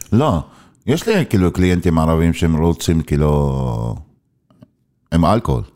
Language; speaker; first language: Hebrew; non-native, local second language; Arabic